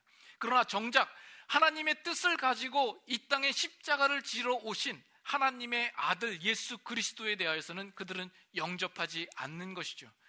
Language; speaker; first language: Korean; native; Korean